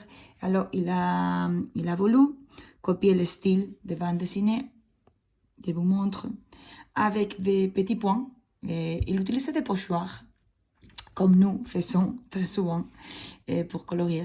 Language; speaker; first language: French; non-native, fluent; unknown